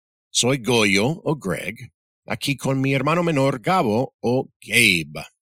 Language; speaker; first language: Spanish; non-native, fluent; English